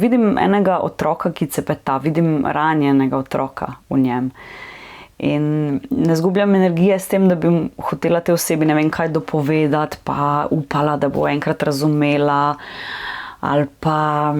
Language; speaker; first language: Slovenian; native; Slovenian